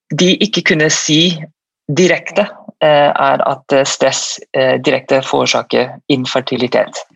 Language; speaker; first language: Norwegian; non-native, fluent; Malay